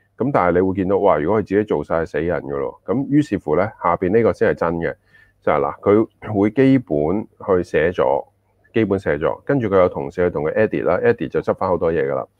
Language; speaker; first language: Cantonese; early bilingual, heritage; Cantonese